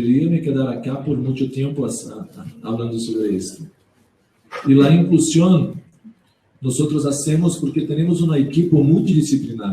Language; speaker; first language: Spanish; non-native, learner; Portuguese